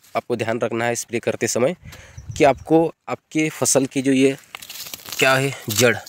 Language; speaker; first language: Hindi; non-native, local second language; Marathi